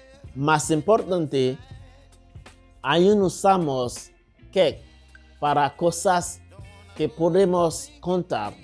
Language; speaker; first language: Spanish; non-native, local second language; Haitian Creole